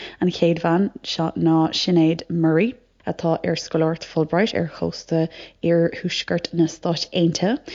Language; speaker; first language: Irish; non-native, local second language; English